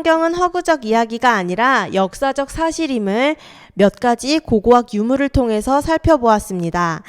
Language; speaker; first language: Korean; native; Korean